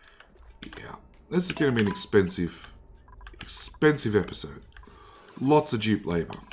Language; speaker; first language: English; native; English